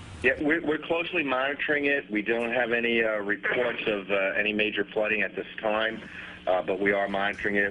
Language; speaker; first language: English; native; English